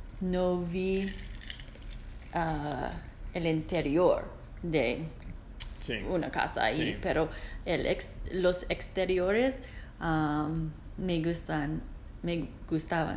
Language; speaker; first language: Spanish; non-native, learner; English